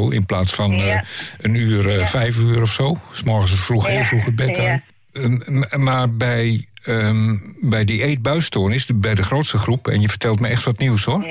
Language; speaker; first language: Dutch; native; Dutch